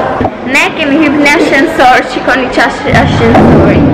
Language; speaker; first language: Albanian; early bilingual, heritage; Albanian